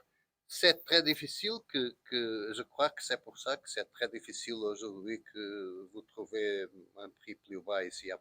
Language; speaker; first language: French; non-native, learner; Portuguese